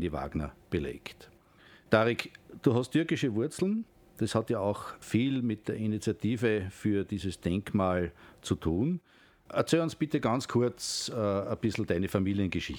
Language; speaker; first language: German; native; German